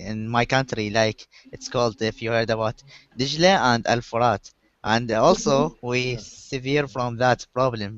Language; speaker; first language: English; non-native, learner; Arabic